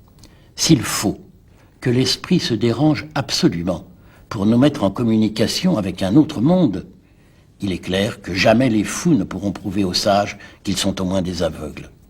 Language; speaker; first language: French; native; French